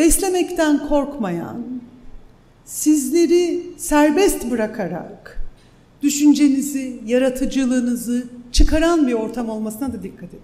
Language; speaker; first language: Turkish; native; Turkish